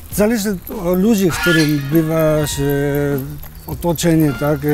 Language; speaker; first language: Polish; non-native, fluent; Spanish